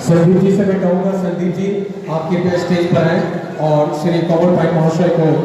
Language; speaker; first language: Hindi; non-native, local second language; Bangla